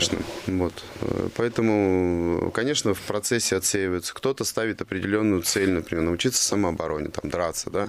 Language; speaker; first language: Russian; native; Russian